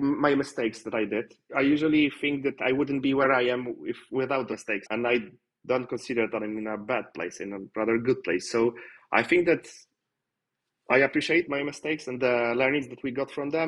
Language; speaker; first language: English; non-native, fluent; Polish